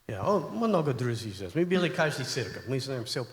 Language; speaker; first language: Russian; non-native, learner; English